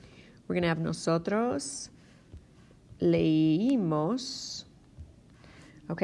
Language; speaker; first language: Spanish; non-native, fluent; English